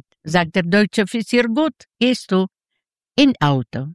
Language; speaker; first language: German; non-native, learner; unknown